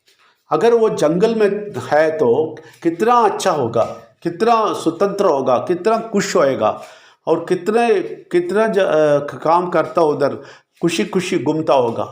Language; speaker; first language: Hindi; non-native, local second language; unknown